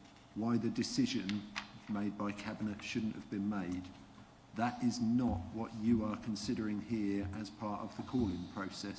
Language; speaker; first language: English; native; English